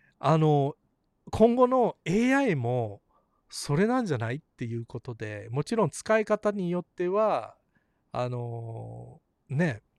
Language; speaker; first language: Japanese; early bilingual, heritage; Japanese